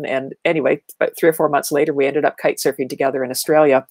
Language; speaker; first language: English; native; English